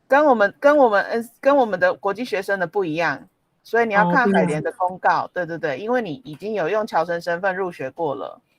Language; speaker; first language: Chinese; native; Chinese